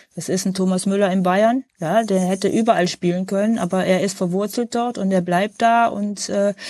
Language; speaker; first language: German; native; German